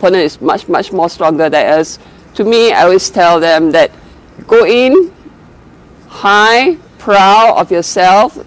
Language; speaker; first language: English; non-native, local second language; Malay